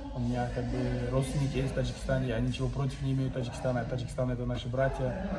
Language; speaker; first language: Russian; non-native, local second language; Uzbek